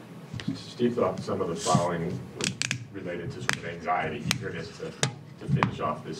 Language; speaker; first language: English; native; English